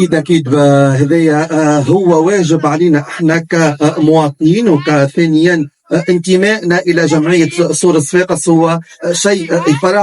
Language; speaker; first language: Arabic; native; Arabic